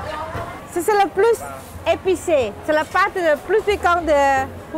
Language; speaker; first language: French; non-native, fluent; Thai